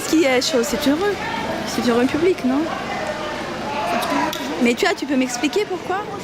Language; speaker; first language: French; non-native, fluent; Italian